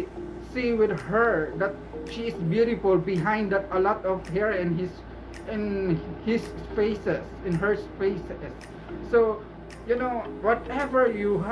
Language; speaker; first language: English; non-native, local second language; Filipino